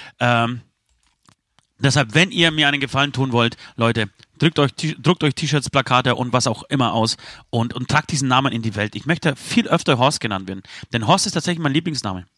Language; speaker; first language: German; early bilingual, other home language; Polish